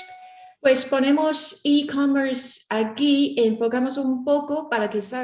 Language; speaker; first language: Spanish; non-native, learner; Chinese